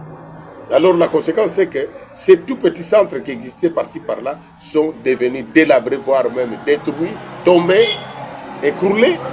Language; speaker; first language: French; non-native, local second language; Kongo